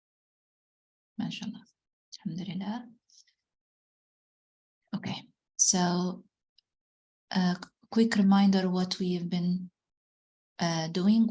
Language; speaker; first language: English; non-native, fluent; Arabic